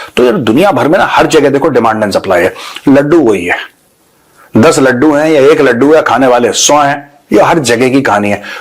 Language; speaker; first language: Hindi; native; Hindi